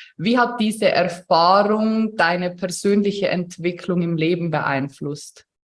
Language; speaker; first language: German; native; German